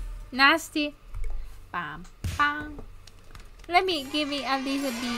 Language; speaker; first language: English; early bilingual, other home language; Japanese